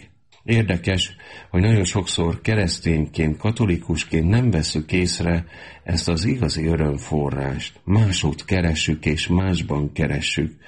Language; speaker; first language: Hungarian; native; Hungarian